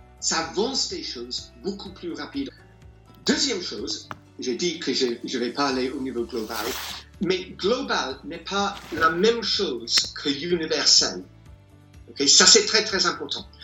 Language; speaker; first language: French; non-native, fluent; English